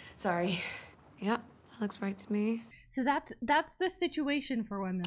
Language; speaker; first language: English; native; English